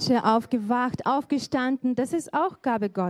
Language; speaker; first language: German; non-native, local second language; Russian